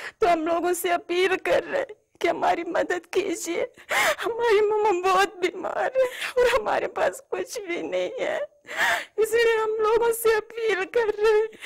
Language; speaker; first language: Hindi; non-native, local second language; Kashmiri